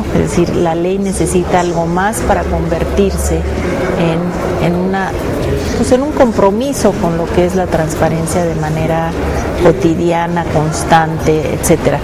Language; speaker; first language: Spanish; native; Spanish